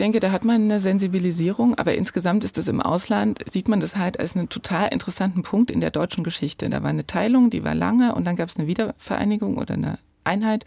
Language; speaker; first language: German; native; German